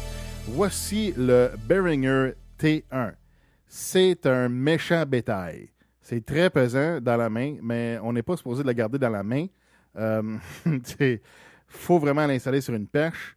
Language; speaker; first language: French; native; French